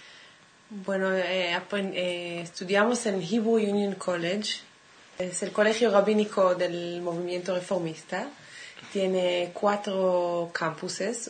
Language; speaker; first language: Spanish; non-native, fluent; Hebrew